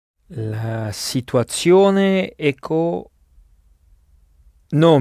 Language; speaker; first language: Italian; non-native, learner; French